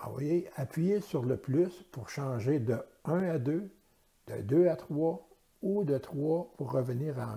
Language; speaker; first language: French; native; French